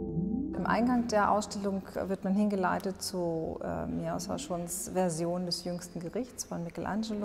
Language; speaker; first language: German; native; German